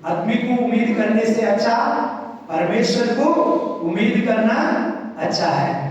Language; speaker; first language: Hindi; non-native, local second language; Telugu